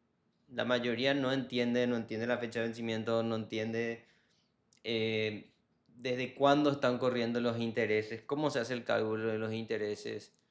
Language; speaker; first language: Spanish; native; Spanish